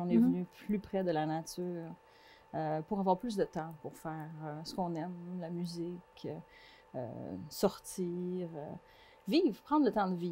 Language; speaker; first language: French; non-native, fluent; Portuguese